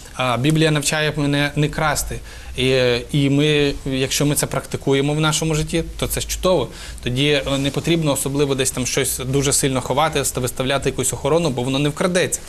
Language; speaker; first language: Ukrainian; native; Ukrainian